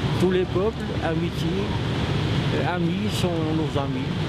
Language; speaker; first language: French; non-native, local second language; Vietnamese